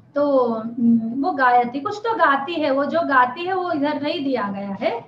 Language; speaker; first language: Hindi; non-native, local second language; Telugu